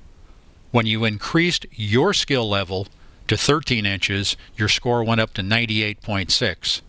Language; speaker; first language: English; native; English